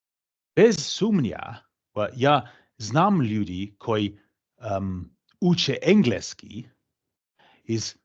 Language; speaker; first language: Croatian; non-native, fluent; English